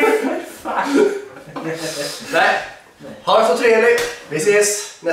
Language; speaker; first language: Swedish; native; Swedish